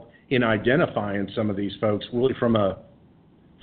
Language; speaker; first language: English; native; English